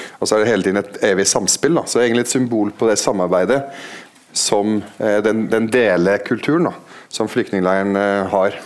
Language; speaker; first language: Norwegian; non-native, fluent; Arabic